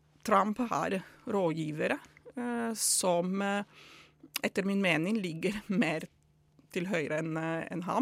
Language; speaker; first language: Norwegian; non-native, fluent; Italian